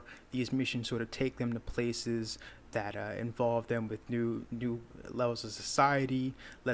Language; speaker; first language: English; native; English